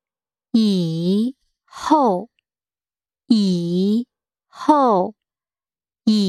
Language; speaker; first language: Chinese; non-native, learner; English